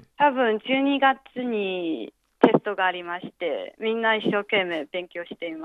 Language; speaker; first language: Japanese; non-native, fluent; Chinese